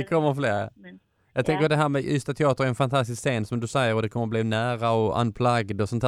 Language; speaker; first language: Swedish; native; Swedish